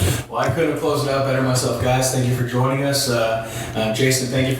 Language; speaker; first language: English; native; English